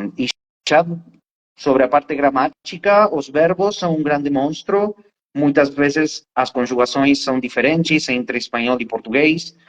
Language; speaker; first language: Portuguese; non-native, fluent; Spanish